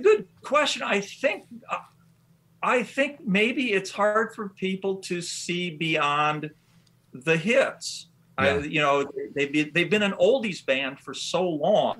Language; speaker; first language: English; native; English